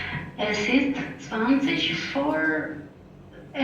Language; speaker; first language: German; non-native, learner; Albanian